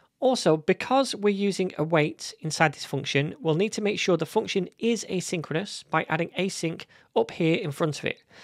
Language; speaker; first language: English; native; English